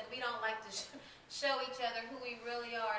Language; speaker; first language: English; native; English